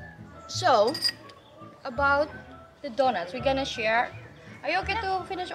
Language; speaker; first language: English; non-native, fluent; Indonesian